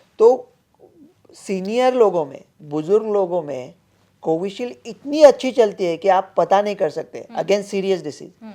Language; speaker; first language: Hindi; non-native, local second language; Marathi